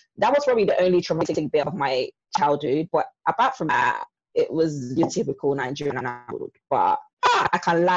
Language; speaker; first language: English; non-native, local second language; Yoruba